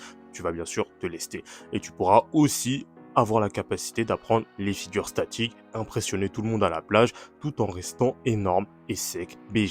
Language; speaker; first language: French; native; French